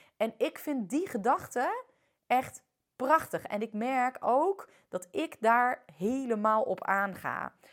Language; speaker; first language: Dutch; early bilingual, other home language; French